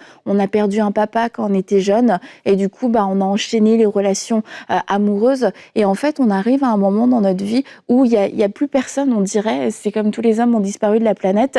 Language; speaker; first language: French; native; French